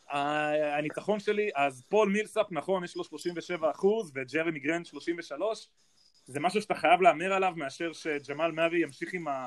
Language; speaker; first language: Hebrew; native; Hebrew